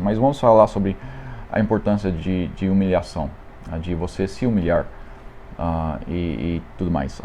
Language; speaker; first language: Portuguese; non-native, fluent; English